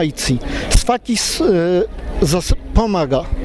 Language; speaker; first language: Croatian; non-native, learner; Polish